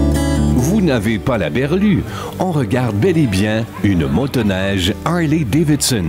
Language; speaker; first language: French; native; French